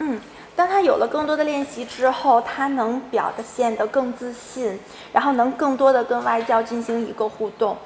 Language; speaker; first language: Chinese; native; Chinese